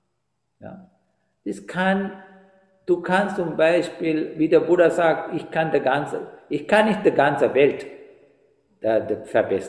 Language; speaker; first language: German; non-native, fluent; Sinhala